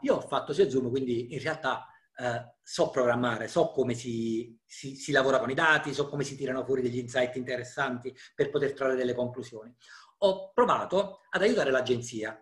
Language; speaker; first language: Italian; native; Italian